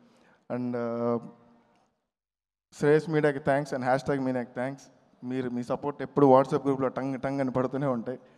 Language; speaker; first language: Telugu; native; Telugu